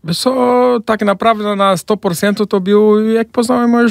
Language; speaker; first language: Polish; non-native, fluent; Portuguese